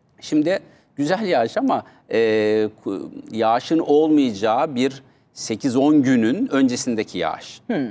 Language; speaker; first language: Turkish; native; Turkish